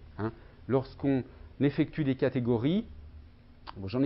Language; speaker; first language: French; native; French